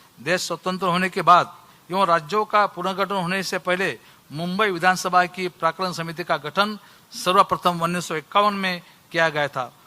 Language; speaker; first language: Hindi; non-native, local second language; Marathi